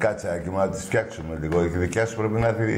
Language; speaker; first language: Greek; native; Greek